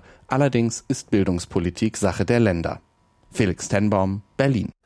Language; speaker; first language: German; native; German